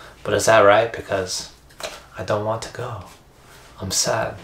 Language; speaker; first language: English; native; English